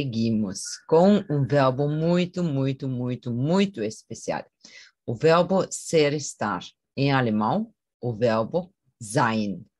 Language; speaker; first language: Portuguese; non-native, fluent; German